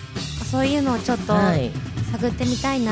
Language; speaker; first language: Japanese; native; Japanese